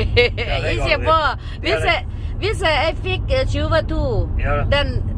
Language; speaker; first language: Norwegian; non-native, learner; Thai